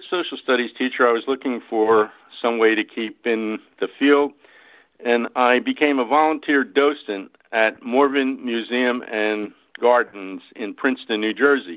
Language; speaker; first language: English; native; English